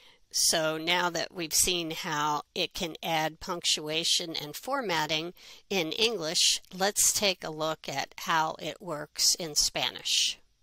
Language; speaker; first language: English; native; English